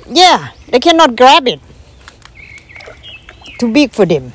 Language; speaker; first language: English; non-native, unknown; Thai